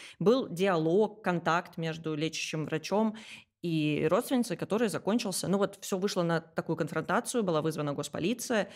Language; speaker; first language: Russian; native; Russian